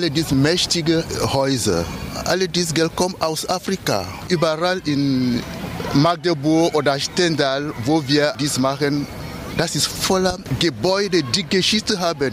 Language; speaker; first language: German; non-native, fluent; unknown